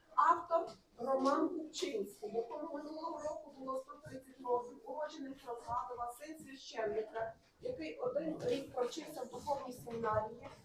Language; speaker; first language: Ukrainian; native; Ukrainian